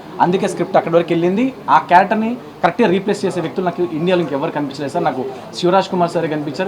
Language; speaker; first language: Telugu; native; Telugu